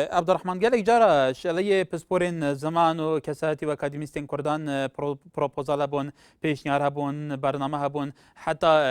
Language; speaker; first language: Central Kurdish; non-native, local second language; Kurdish